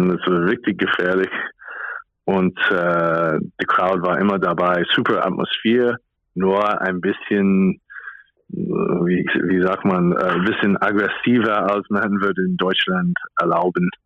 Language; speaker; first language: German; non-native, fluent; English